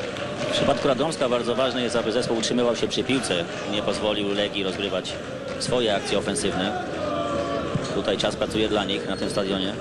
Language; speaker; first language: Polish; native; Polish